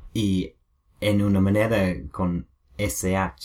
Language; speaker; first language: Spanish; non-native, learner; English